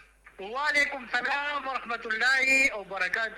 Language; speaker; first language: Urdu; non-native, local second language; Pashto